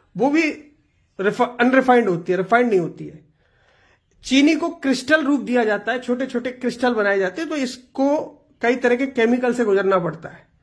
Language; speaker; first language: Hindi; non-native, local second language; Gujarati